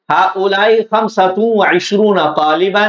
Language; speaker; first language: Arabic; non-native, fluent; Urdu